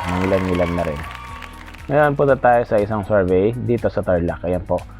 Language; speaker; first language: Filipino; non-native, local second language; Pampanga